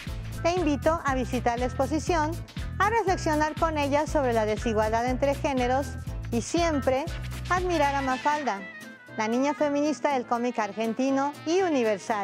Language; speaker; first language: Spanish; native; Spanish